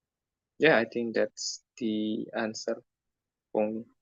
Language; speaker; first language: English; non-native, learner; Indonesian